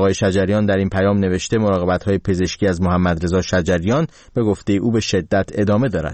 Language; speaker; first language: Persian; native; Persian